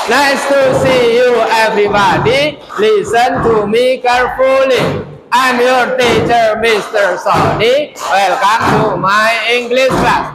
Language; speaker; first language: English; non-native, fluent; Indonesian